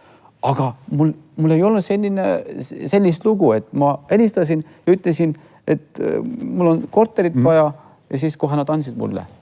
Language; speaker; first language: Estonian; non-native, fluent; Kurdish